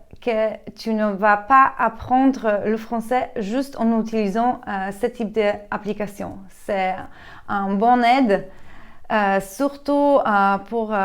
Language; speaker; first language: French; non-native, fluent; Polish